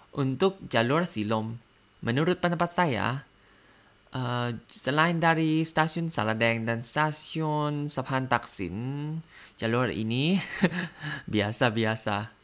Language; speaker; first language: Indonesian; non-native, learner; Thai